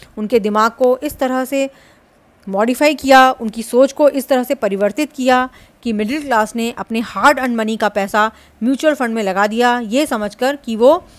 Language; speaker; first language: Hindi; native; Hindi